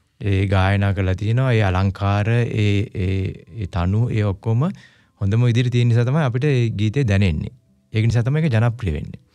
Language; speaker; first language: Sinhala; non-native, local second language; Tamil